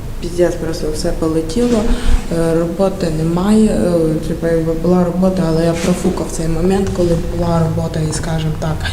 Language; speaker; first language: Ukrainian; native; Ukrainian